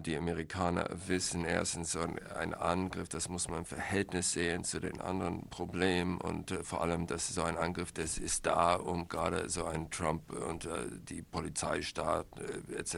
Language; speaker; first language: German; non-native, fluent; English